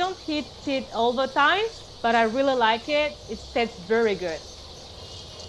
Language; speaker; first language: English; non-native, fluent; Malagasy